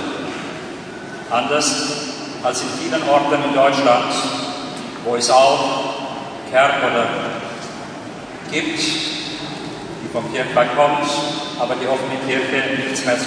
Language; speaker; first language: German; native; German